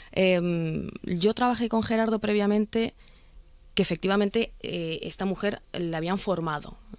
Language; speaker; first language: Spanish; early bilingual, other home language; Arabic